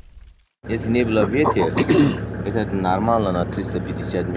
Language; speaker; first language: Russian; non-native, local second language; Tajik